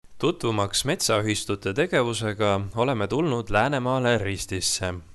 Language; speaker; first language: Estonian; native; Estonian